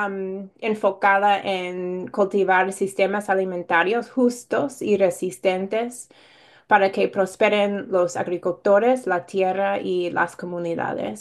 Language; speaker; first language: Spanish; non-native, fluent; English